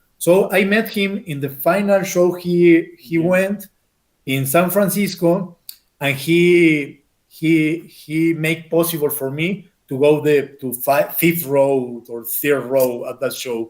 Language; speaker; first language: English; non-native, fluent; Spanish